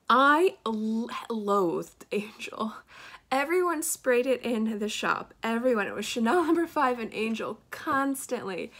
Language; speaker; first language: English; native; English